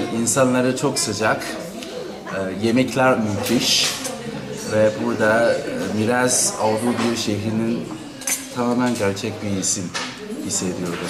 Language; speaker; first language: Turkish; non-native, fluent; Chinese